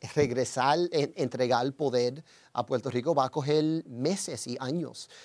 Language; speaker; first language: Spanish; early bilingual, heritage; Spanish